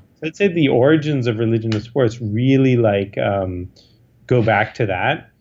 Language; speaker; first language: English; native; English